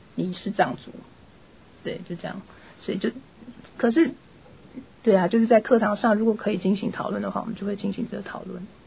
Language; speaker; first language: Chinese; native; Chinese